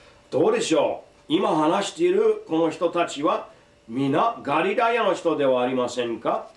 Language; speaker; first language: Japanese; non-native, fluent; English